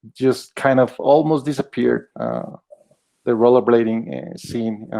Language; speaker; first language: English; non-native, fluent; Spanish